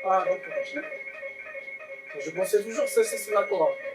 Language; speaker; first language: French; non-native, local second language; Arabic